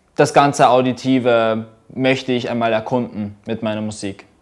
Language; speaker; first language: German; early bilingual, other home language; Russian